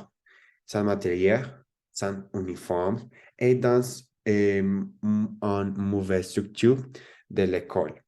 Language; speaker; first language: French; non-native, learner; Spanish